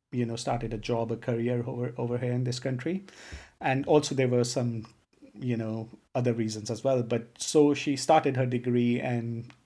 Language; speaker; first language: English; non-native, local second language; Punjabi